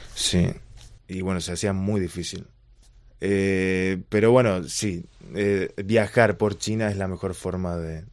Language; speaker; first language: Spanish; native; Spanish